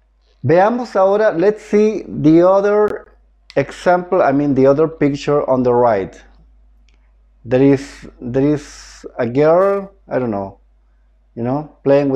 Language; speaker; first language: English; non-native, fluent; Spanish